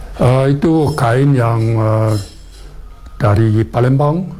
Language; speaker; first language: Indonesian; non-native, fluent; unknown